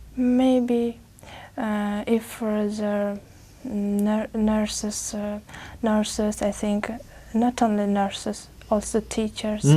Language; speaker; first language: English; non-native, learner; Uzbek